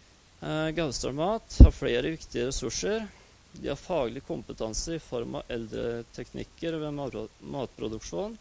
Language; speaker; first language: Norwegian; native; Norwegian